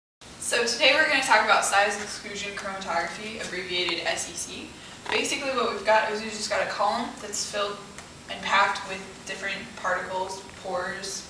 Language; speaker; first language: English; native; English